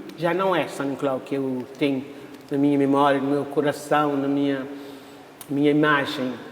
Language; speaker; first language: Portuguese; non-native, local second language; Kabuverdianu